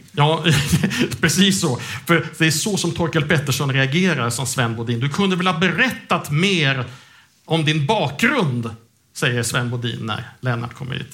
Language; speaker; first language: Swedish; native; Swedish